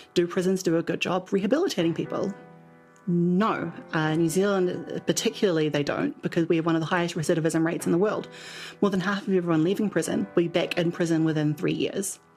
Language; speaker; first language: English; native; English